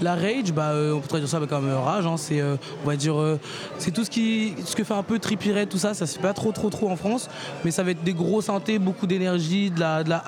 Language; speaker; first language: French; native; French